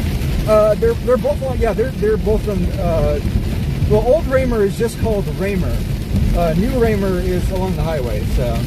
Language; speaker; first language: English; native; English